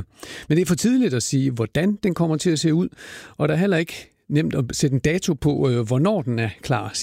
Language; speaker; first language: Danish; native; Danish